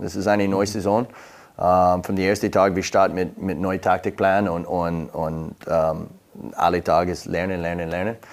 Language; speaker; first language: German; non-native, learner; English